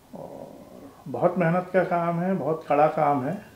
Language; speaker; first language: Hindi; native; Hindi